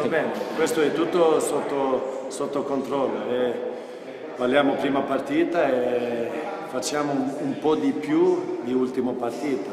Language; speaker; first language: Italian; non-native, fluent; Swedish